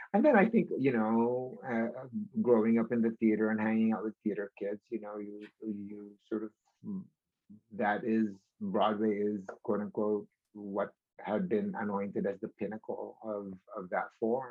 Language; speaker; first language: English; non-native, local second language; Filipino